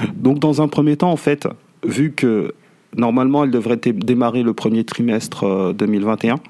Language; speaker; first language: French; native; French